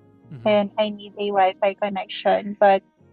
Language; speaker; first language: English; non-native, local second language; Filipino